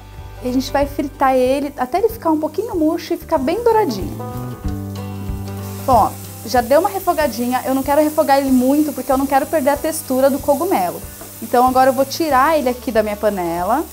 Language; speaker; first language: Portuguese; native; Portuguese